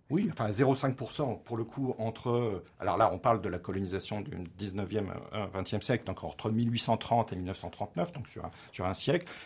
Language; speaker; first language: French; native; French